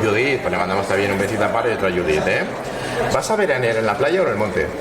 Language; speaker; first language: Spanish; native; Spanish